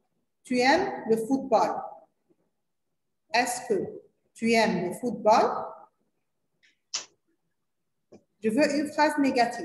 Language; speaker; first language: French; non-native, learner; Arabic